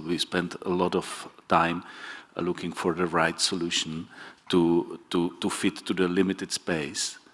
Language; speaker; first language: English; non-native, fluent; Czech